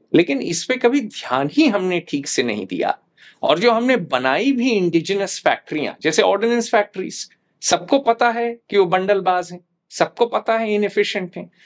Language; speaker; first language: Hindi; native; Hindi